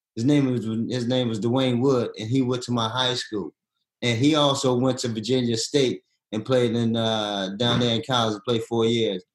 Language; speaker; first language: English; native; English